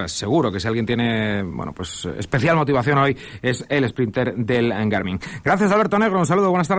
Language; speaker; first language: Spanish; native; Spanish